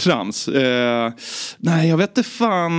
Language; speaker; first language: Swedish; native; Swedish